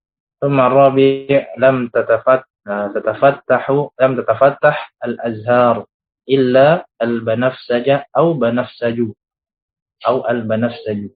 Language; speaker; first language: Arabic; non-native, fluent; Indonesian